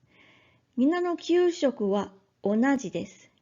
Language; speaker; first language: Japanese; non-native, learner; English